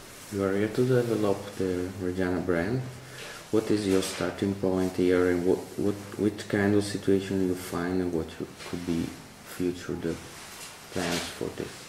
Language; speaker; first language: English; non-native, fluent; Italian